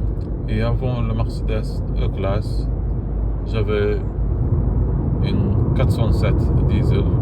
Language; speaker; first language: French; non-native, fluent; Arabic